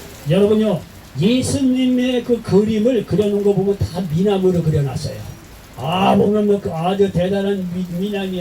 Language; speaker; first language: Korean; native; Korean